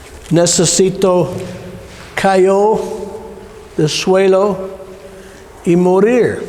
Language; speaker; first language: Spanish; non-native, learner; English